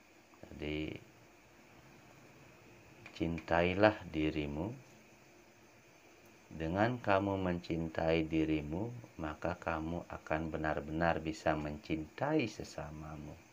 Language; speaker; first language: Indonesian; native; Indonesian